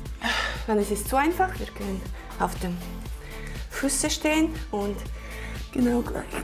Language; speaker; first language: German; non-native, learner; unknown